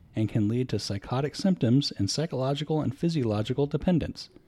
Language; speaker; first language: English; native; English